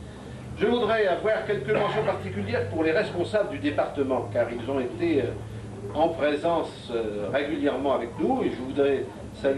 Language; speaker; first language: French; native; French